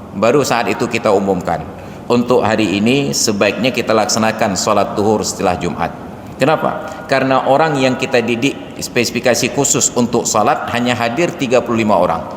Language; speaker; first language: Malay; non-native, local second language; Achinese